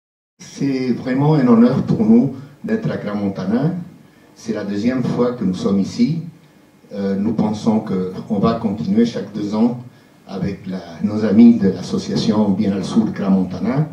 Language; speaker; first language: French; non-native, fluent; Spanish